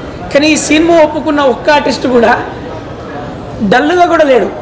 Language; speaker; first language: Telugu; native; Telugu